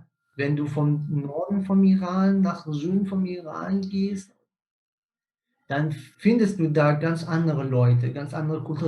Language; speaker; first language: German; non-native, fluent; Persian